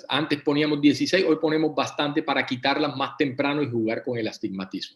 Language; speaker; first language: Spanish; native; Spanish